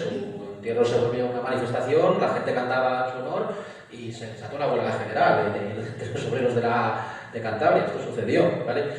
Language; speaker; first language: Spanish; native; Spanish